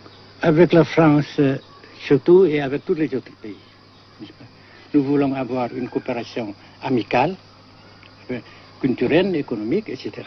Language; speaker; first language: French; non-native, fluent; Vietnamese